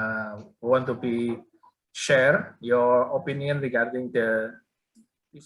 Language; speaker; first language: English; non-native, learner; Indonesian